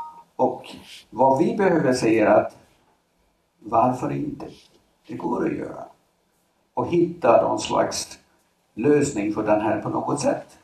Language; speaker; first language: Swedish; non-native, fluent; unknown